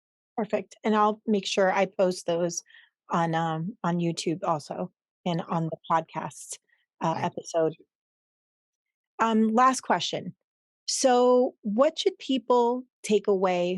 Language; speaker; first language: English; early bilingual, other home language; Spanish